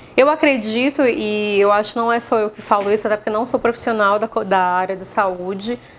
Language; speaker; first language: Portuguese; native; Portuguese